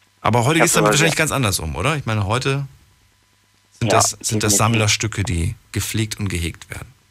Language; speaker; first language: German; native; German